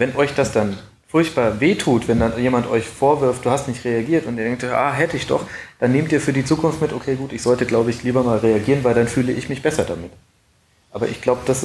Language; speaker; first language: German; native; German